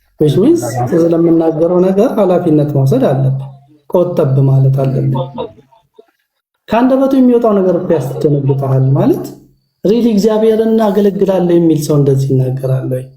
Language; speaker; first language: Amharic; native; Amharic